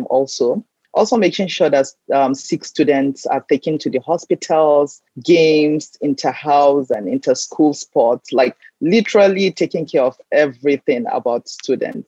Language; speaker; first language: English; non-native, local second language; Hausa